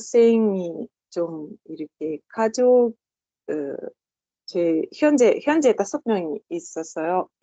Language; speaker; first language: Korean; non-native, learner; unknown